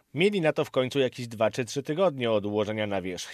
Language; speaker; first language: Polish; native; Polish